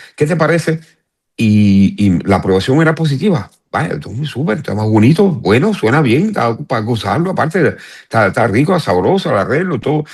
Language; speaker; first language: Spanish; non-native, fluent; Italian